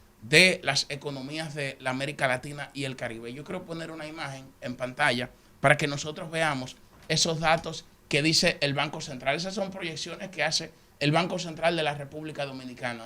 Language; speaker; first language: Spanish; native; Spanish